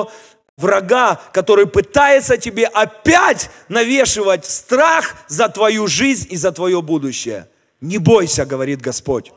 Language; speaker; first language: Russian; native; Russian